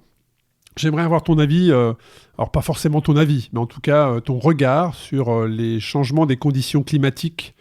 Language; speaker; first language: French; native; French